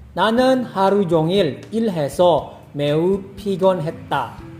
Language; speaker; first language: Korean; non-native, fluent; Indonesian